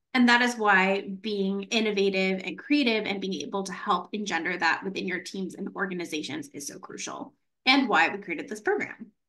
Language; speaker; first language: English; native; English